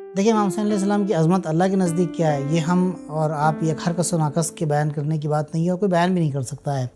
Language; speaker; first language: Urdu; native; Urdu